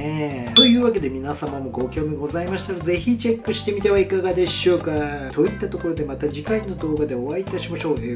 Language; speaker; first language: Japanese; native; Japanese